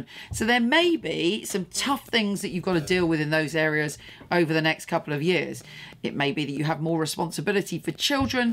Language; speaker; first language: English; native; English